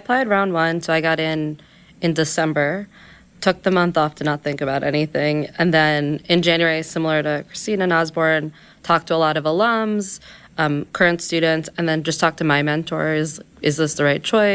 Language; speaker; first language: English; native; English